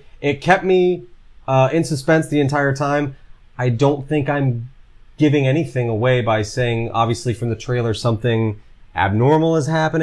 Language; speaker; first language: English; native; English